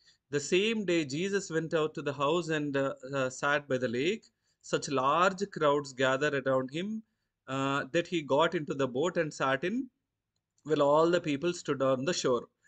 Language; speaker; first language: English; non-native, local second language; Telugu